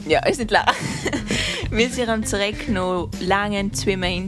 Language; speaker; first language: German; non-native, local second language; Luxembourgish